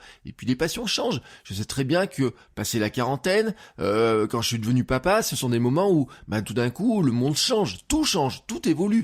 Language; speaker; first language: French; native; French